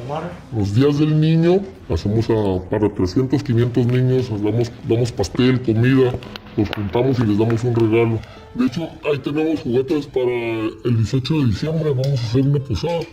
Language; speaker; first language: Spanish; native; Spanish